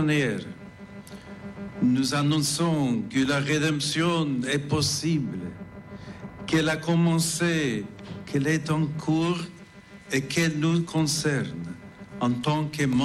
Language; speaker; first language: French; non-native, fluent; English